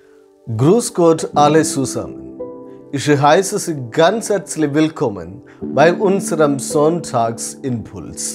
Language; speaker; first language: German; non-native, fluent; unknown